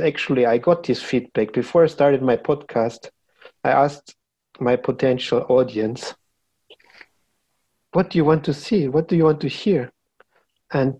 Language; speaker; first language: English; non-native, fluent; German